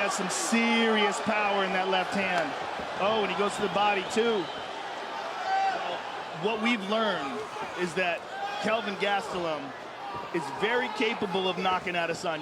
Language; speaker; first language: English; native; English